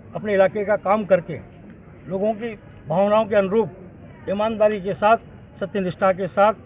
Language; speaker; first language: Hindi; native; Hindi